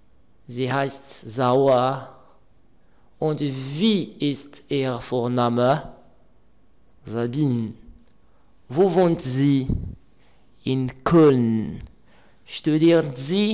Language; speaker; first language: German; non-native, learner; Arabic